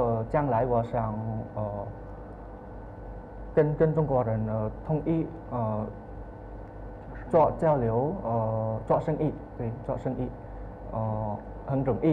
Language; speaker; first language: Chinese; non-native, learner; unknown